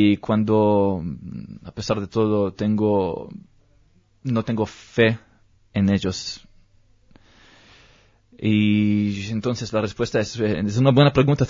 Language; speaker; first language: Spanish; non-native, learner; Hebrew